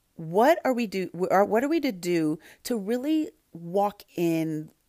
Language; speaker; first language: English; native; English